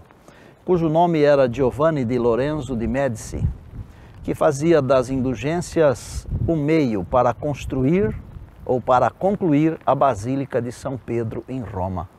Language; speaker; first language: Portuguese; native; Portuguese